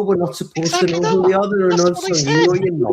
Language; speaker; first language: English; native; English